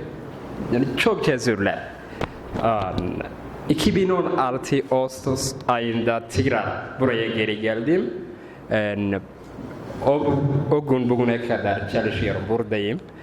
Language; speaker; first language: Turkish; non-native, learner; Somali